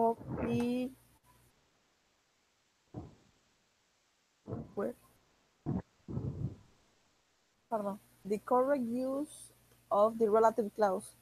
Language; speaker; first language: English; non-native, learner; Spanish